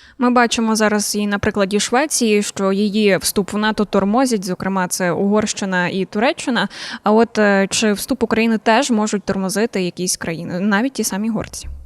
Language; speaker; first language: Ukrainian; native; Ukrainian